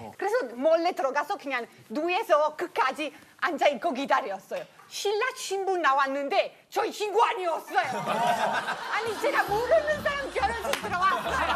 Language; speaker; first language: Korean; non-native, fluent; Italian